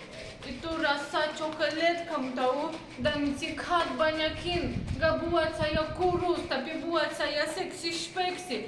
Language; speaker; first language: Indonesian; non-native, learner; Russian